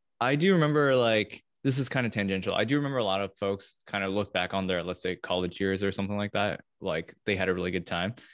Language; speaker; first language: English; early bilingual, other home language; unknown